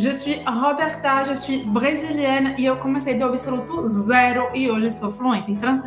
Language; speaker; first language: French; non-native, fluent; Portuguese